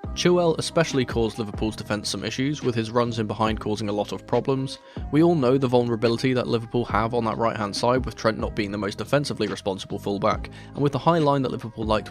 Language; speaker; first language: English; native; English